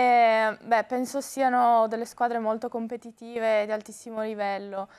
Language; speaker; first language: Italian; native; Italian